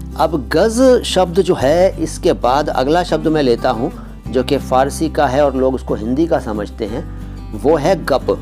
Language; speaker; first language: Hindi; native; Hindi